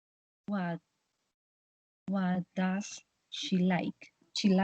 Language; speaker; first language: English; non-native, learner; Spanish